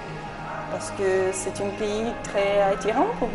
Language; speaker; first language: French; non-native, fluent; Ukrainian